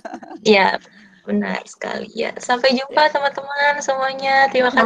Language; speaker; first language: Indonesian; native; Indonesian